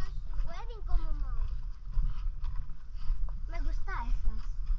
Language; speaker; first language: Spanish; early bilingual, heritage; Spanish